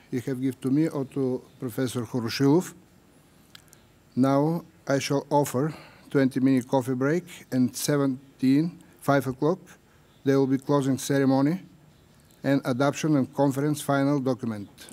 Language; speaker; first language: English; non-native, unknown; Bulgarian